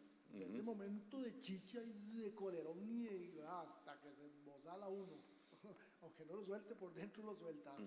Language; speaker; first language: Spanish; native; Spanish